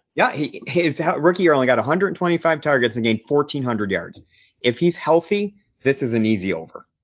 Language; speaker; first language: English; native; English